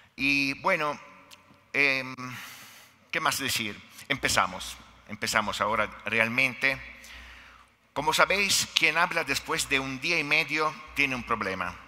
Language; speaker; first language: Spanish; non-native, fluent; Italian